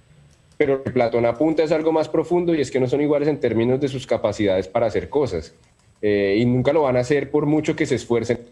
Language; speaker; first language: Spanish; native; Spanish